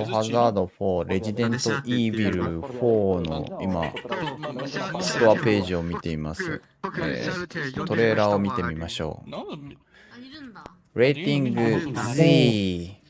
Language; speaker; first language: Japanese; native; Japanese